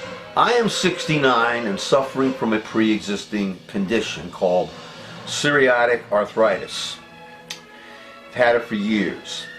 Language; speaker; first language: English; native; English